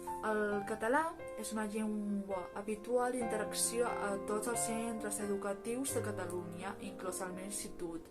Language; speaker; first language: Catalan; early bilingual, other home language; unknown